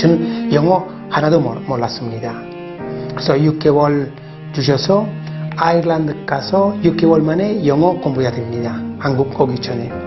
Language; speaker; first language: Korean; non-native, fluent; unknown